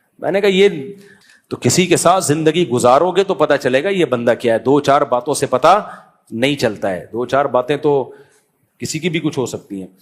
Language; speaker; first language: Urdu; native; Urdu